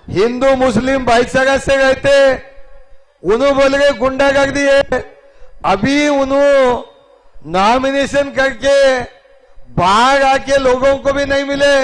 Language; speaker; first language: Hindi; non-native, local second language; Kannada